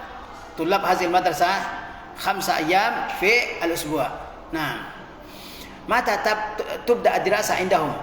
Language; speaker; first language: Arabic; non-native, fluent; Indonesian